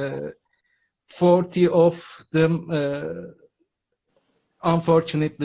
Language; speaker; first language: English; non-native, learner; Turkish